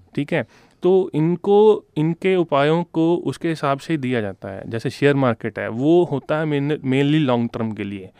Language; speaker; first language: Hindi; non-native, local second language; Punjabi